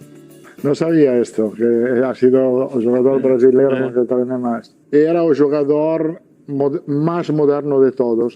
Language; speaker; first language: Portuguese; non-native, learner; Italian